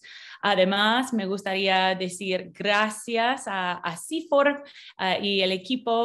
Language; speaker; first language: Spanish; non-native, fluent; English